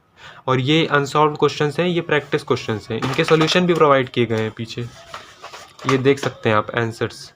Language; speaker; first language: Hindi; native; Hindi